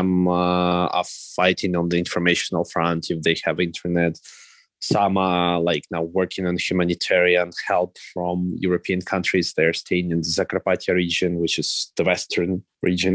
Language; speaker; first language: English; non-native, fluent; Russian